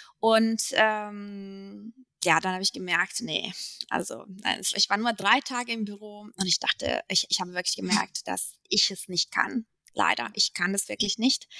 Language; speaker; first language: German; non-native, fluent; Italian